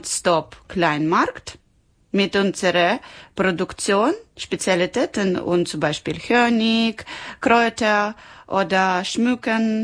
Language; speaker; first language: German; non-native, learner; Ukrainian